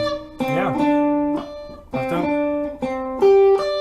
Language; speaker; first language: German; native; German